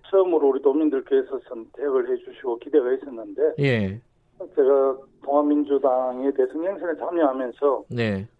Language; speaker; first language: Korean; native; Korean